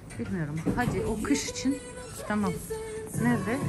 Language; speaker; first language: Turkish; non-native, learner; Russian